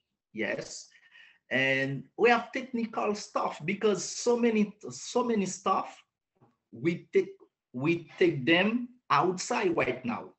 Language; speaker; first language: English; non-native, learner; Haitian Creole